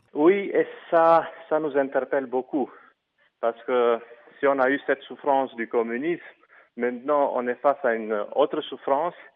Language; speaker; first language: French; non-native, fluent; Romanian